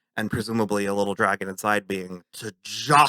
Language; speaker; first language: English; native; English